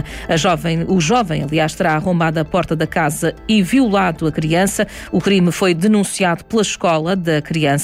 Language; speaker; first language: Portuguese; native; Portuguese